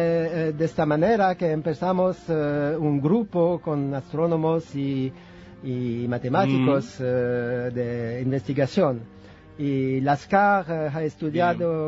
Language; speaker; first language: Spanish; non-native, fluent; French